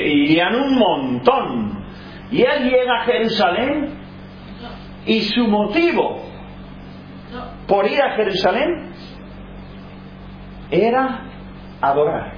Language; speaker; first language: Spanish; non-native, fluent; English